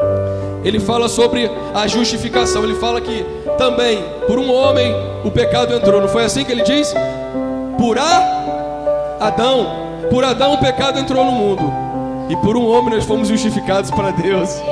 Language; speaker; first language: Portuguese; native; Portuguese